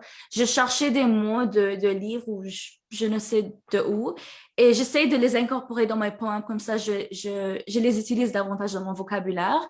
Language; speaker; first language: French; early bilingual, heritage; French